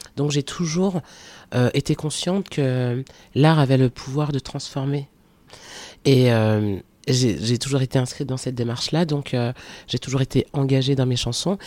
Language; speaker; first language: French; early bilingual, other home language; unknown